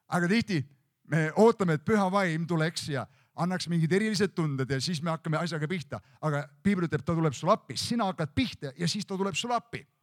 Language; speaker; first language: Estonian; native; Estonian